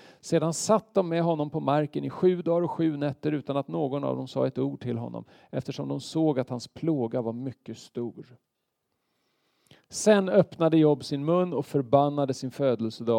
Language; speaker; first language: Swedish; native; Swedish